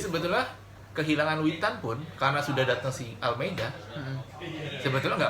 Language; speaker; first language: Indonesian; native; Indonesian